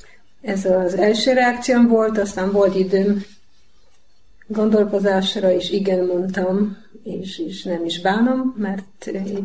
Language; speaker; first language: Hungarian; non-native, learner; Polish